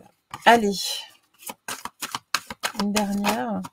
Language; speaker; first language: French; native; French